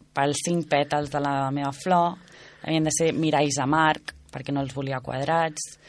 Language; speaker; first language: Catalan; native; Catalan